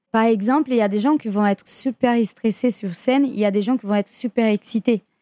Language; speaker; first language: French; non-native, fluent; Portuguese